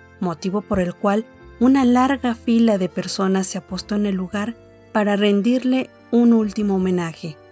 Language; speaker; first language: Spanish; native; Spanish